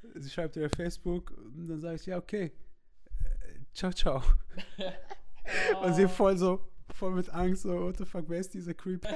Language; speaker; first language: German; non-native, fluent; Arabic